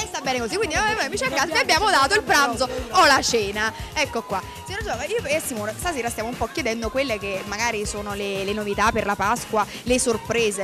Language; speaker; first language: Italian; native; Italian